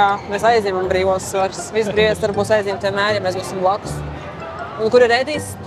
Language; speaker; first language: Latvian; native; Latvian